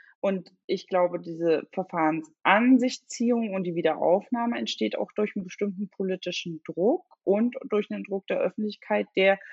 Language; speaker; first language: German; native; German